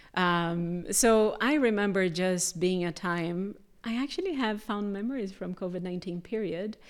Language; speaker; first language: English; non-native, fluent; Portuguese